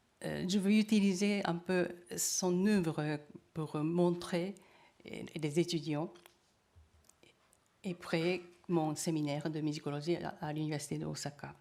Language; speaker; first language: French; non-native, learner; Japanese